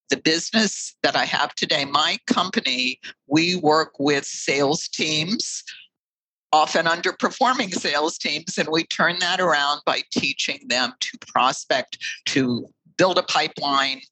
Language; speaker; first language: English; native; English